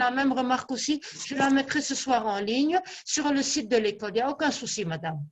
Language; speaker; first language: French; non-native, local second language; Arabic